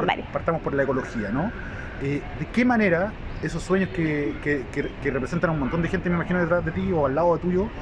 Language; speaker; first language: Spanish; native; Spanish